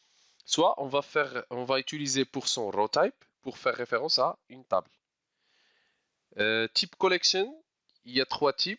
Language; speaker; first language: French; non-native, local second language; Arabic